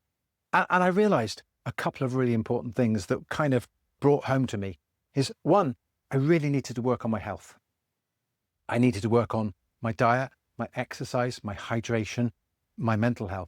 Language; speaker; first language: English; native; English